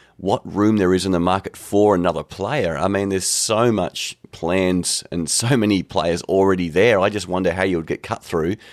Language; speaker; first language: English; native; English